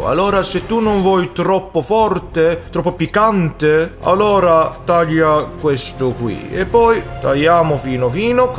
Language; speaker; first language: Italian; non-native, learner; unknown